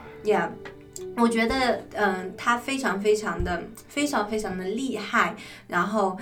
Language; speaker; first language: Chinese; native; Chinese